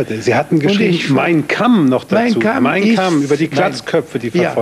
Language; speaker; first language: German; native; German